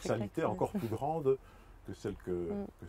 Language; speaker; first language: French; native; French